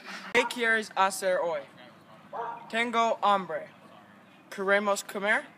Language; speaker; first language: Spanish; non-native, learner; English